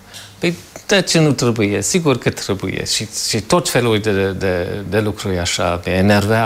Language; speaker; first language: Romanian; non-native, fluent; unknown